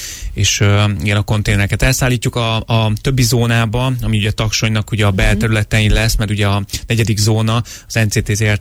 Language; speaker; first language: Hungarian; native; Hungarian